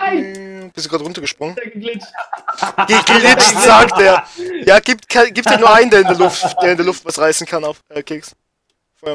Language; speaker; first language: German; native; German